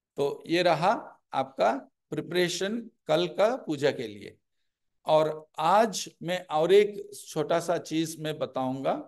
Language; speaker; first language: Hindi; non-native, local second language; Telugu